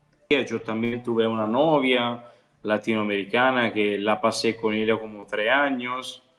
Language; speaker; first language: Spanish; non-native, fluent; Italian